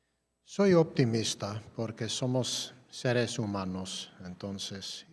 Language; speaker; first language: Spanish; non-native, fluent; English